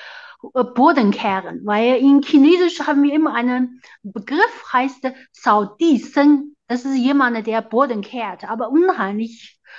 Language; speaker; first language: German; non-native, fluent; Chinese